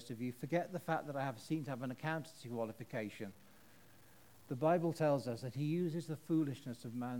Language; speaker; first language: English; native; English